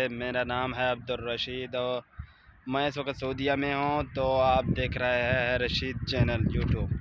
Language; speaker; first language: Urdu; non-native, local second language; Baluchi